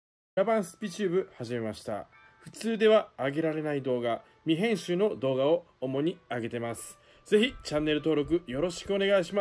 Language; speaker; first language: Japanese; native; Japanese